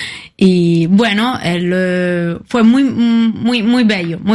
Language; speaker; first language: Spanish; non-native, fluent; Italian